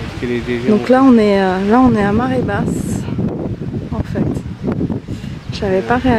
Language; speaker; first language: French; native; French